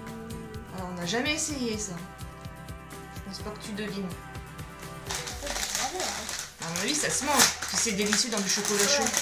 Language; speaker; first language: French; native; French